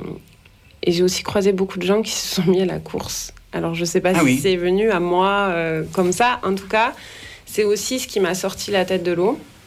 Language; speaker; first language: French; native; French